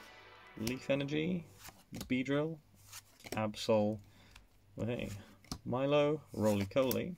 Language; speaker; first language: English; native; English